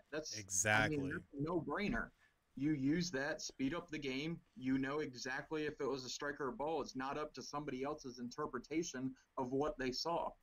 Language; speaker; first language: English; native; English